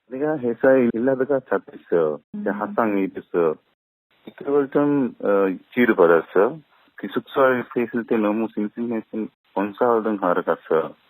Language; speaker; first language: Korean; non-native, learner; Sinhala